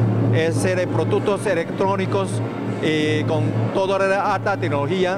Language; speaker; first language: Spanish; non-native, learner; Chinese